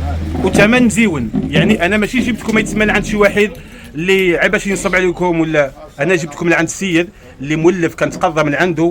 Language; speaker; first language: Arabic; native; Arabic